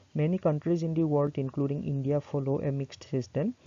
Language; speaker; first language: English; non-native, local second language; Assamese